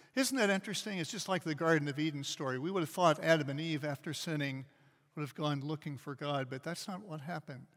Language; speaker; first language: English; native; English